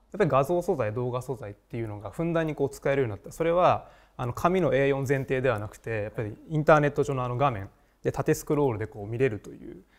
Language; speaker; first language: Japanese; native; Japanese